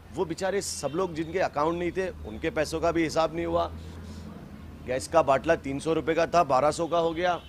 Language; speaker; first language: Hindi; native; Hindi